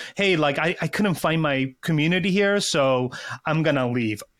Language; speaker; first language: English; early bilingual, other home language; Korean